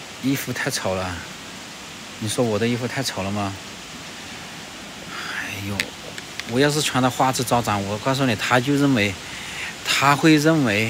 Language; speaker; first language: Chinese; native; Chinese